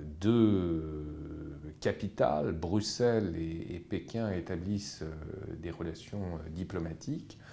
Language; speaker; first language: French; native; French